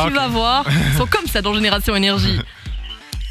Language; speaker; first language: French; native; French